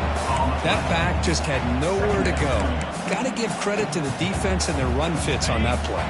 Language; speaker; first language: English; native; English